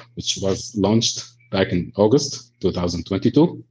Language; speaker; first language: English; non-native, fluent; Arabic